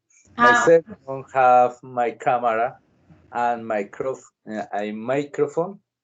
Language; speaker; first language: English; non-native, learner; Spanish